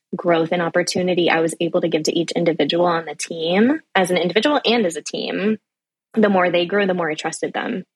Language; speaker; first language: English; native; English